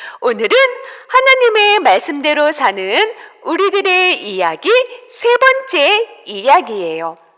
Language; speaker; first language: Korean; native; Korean